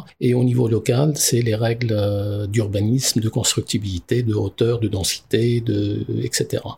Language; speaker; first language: French; non-native, local second language; Arabic